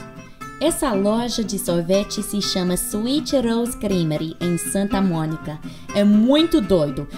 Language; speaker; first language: Portuguese; non-native, learner; English